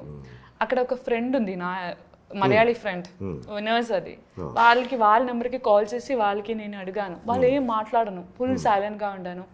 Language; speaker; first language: Telugu; non-native, learner; Malayalam